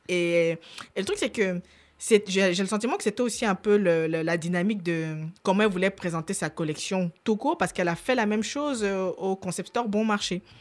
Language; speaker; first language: French; native; French